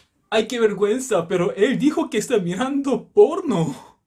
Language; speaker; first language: Spanish; non-native, learner; Korean